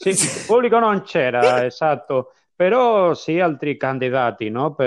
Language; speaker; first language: Italian; non-native, fluent; Spanish